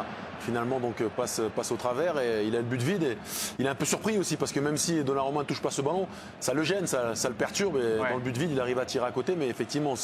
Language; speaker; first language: French; native; French